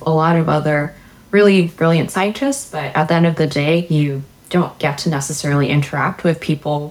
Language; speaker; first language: English; native; English